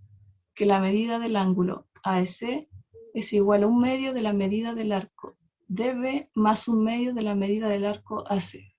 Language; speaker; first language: Spanish; native; Spanish